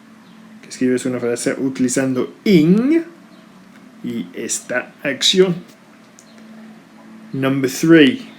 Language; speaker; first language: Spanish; non-native, fluent; English